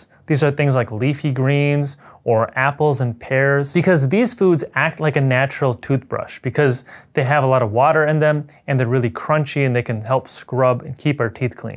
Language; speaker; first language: English; native; English